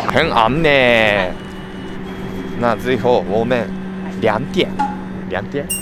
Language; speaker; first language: Chinese; non-native, learner; Japanese